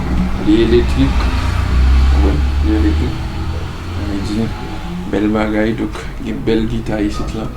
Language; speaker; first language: French; non-native, learner; Haitian Creole